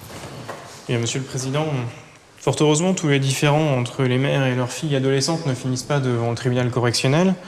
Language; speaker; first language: French; native; French